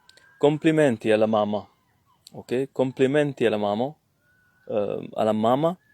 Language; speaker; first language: Italian; non-native, learner; French